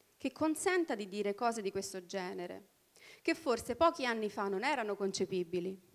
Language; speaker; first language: Italian; early bilingual, other home language; Albanian